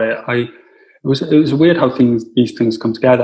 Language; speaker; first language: English; native; English